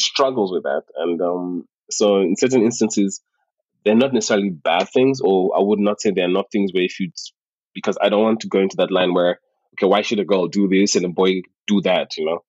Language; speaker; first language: English; non-native, local second language; Shona